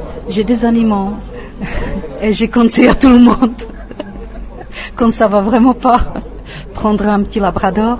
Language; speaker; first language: French; non-native, fluent; Czech